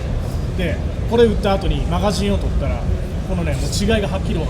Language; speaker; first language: Japanese; native; Japanese